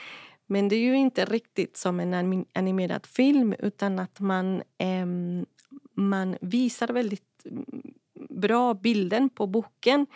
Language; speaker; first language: Swedish; non-native, fluent; Spanish